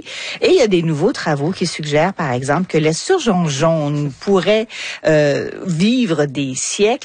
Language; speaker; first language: French; native; French